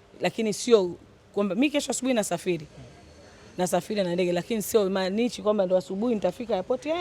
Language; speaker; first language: Swahili; native; Swahili